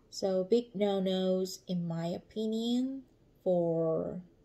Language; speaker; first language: English; non-native, learner; Korean